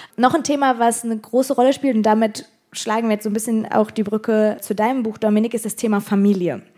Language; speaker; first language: German; early bilingual, other home language; Arabic